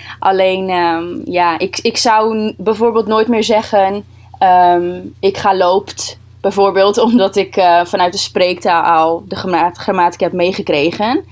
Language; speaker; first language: Dutch; early bilingual, other home language; Russian